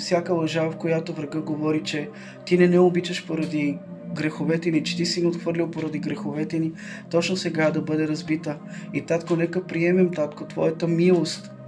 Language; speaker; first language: Bulgarian; native; Bulgarian